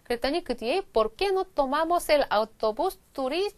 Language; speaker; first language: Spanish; non-native, fluent; Korean